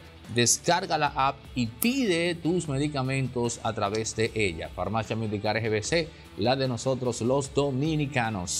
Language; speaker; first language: Spanish; native; Spanish